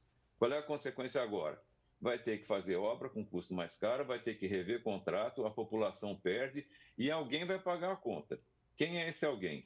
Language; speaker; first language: Portuguese; native; Portuguese